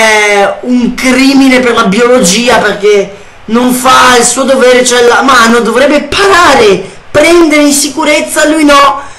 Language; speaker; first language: Italian; native; Italian